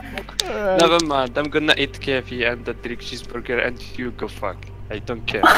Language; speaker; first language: English; non-native, learner; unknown